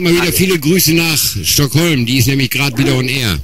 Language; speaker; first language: German; native; German